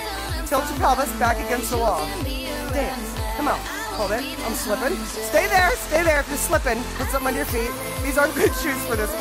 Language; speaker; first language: English; native; English